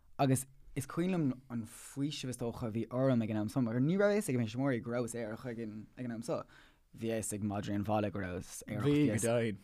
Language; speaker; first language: Irish; non-native, local second language; English